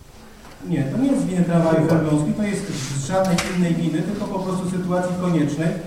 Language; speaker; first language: Polish; native; Polish